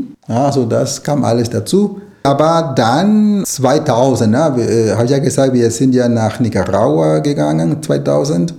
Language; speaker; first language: German; non-native, fluent; Spanish